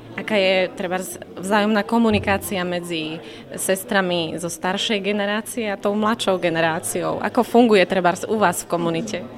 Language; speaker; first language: Slovak; native; Slovak